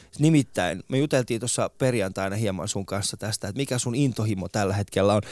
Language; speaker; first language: Finnish; early bilingual, other home language; Persian